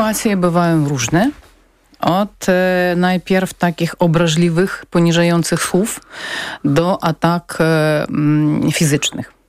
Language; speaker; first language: Polish; non-native, learner; Ukrainian